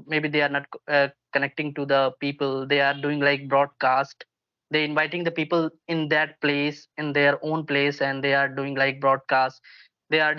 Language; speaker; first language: English; non-native, local second language; Hindi